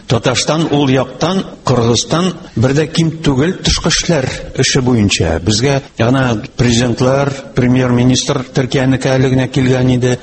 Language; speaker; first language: Tatar; native; Tatar